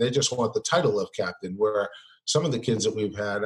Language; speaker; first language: English; native; English